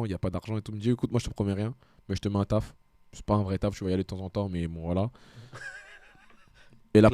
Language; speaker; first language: French; native; French